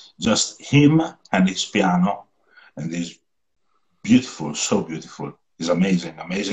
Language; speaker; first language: English; non-native, learner; Italian